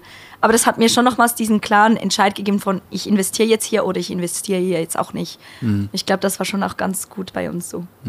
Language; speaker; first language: German; native; German